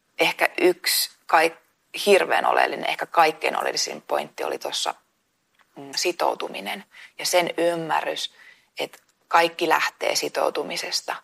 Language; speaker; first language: Finnish; native; Finnish